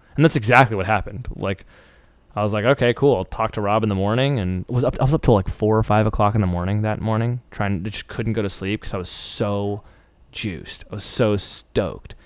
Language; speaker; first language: English; early bilingual, other home language; Persian